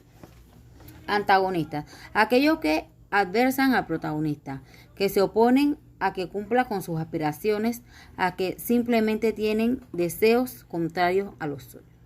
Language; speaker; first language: Spanish; native; Spanish